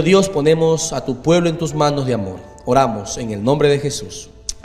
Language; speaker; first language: Spanish; native; Spanish